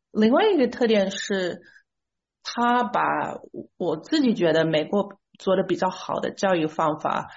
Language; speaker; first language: Chinese; non-native, fluent; English